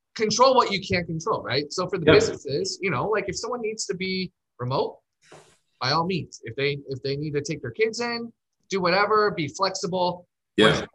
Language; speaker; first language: English; native; English